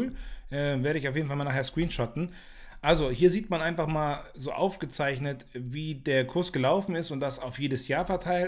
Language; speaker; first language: German; native; German